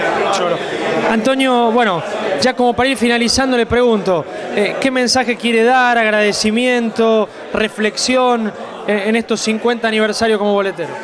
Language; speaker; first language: Spanish; native; Spanish